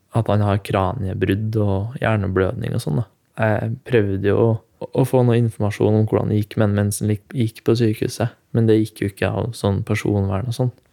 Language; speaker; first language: Norwegian; native; Norwegian